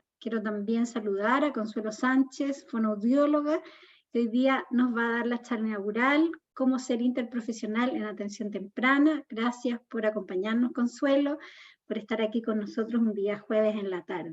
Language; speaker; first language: Spanish; native; Spanish